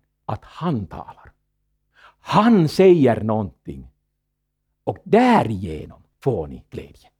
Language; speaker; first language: Swedish; non-native, fluent; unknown